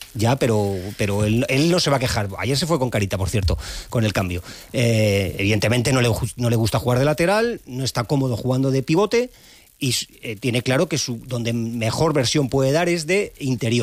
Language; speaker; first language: Spanish; native; Spanish